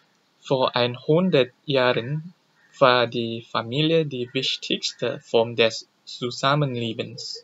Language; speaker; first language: German; non-native, learner; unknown